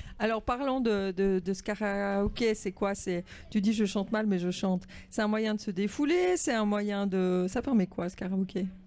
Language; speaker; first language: French; native; French